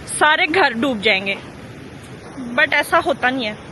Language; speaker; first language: Hindi; early bilingual, other home language; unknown